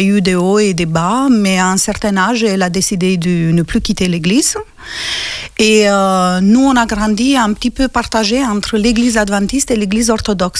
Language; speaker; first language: French; non-native, fluent; Romanian